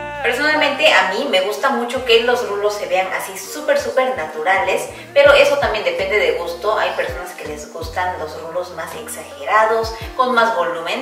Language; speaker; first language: Spanish; non-native, fluent; Korean